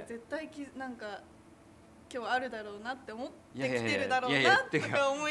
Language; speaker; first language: Japanese; native; Japanese